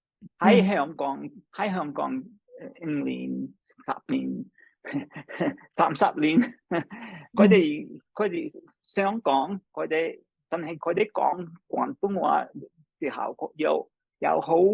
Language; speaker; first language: Chinese; non-native, fluent; English